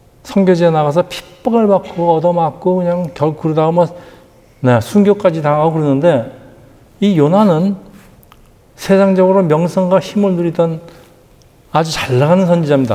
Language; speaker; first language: Korean; native; Korean